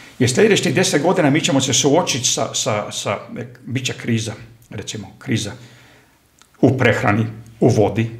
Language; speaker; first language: Croatian; early bilingual, heritage; Croatian